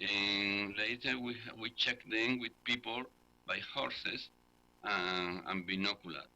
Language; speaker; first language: English; non-native, learner; Spanish